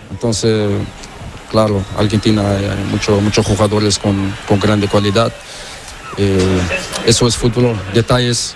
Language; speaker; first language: Spanish; non-native, learner; Portuguese